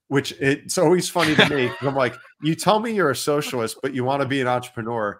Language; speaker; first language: English; native; English